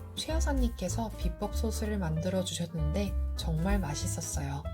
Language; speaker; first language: Korean; native; Korean